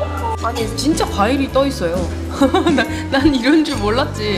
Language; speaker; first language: Korean; native; Korean